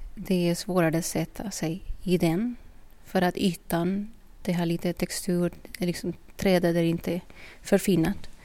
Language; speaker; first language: Swedish; non-native, fluent; Spanish